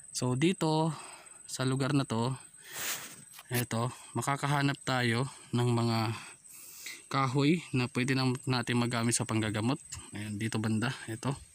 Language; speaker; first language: Filipino; non-native, local second language; Waray